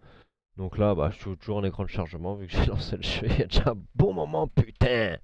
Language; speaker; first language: French; native; French